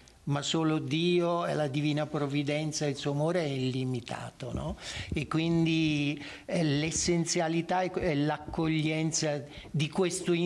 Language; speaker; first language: Italian; native; Italian